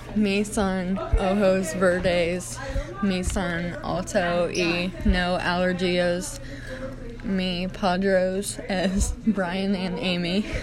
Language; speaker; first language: Spanish; non-native, learner; English